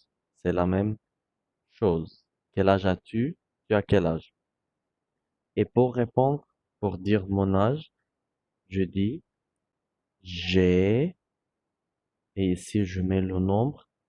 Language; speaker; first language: French; non-native, fluent; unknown